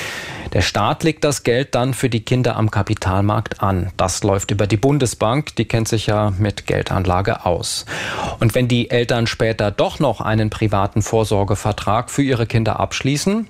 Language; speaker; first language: German; native; German